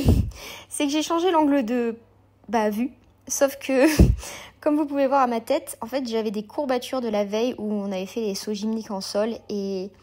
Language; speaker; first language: French; native; French